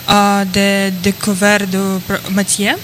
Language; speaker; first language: French; non-native, learner; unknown